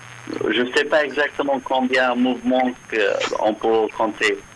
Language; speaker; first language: French; non-native, fluent; Persian